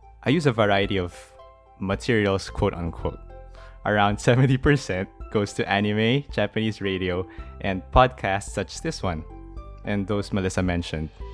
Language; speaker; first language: English; non-native, local second language; Filipino